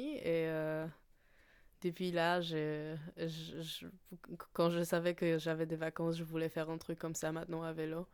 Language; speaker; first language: French; non-native, fluent; Polish